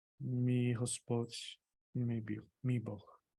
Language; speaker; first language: Ukrainian; non-native, fluent; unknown